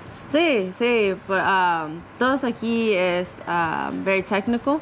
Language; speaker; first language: Spanish; non-native, learner; English